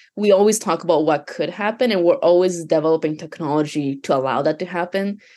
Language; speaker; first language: English; non-native, fluent; Japanese